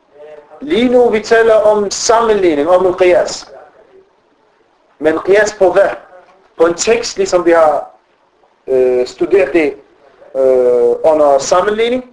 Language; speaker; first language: Danish; non-native, fluent; Arabic